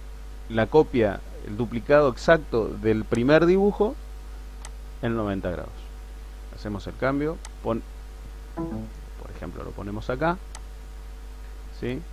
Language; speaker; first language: Spanish; native; Spanish